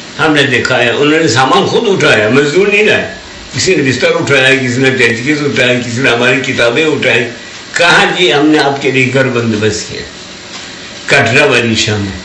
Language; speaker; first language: Urdu; non-native, local second language; Balti